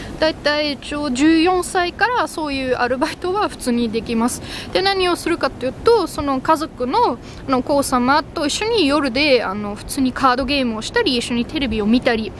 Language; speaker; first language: Japanese; non-native, fluent; German